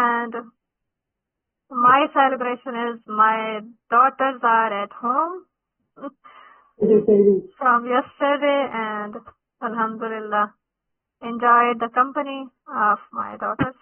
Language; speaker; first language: English; non-native, local second language; Urdu